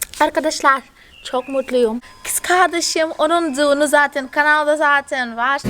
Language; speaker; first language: Turkish; non-native, fluent; Portuguese